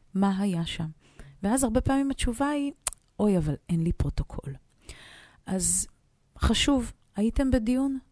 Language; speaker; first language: Hebrew; native; Hebrew